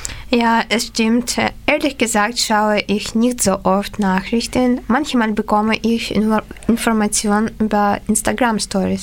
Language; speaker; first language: German; non-native, learner; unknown